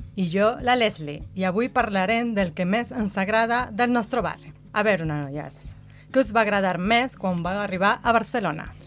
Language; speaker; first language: Catalan; non-native, learner; Spanish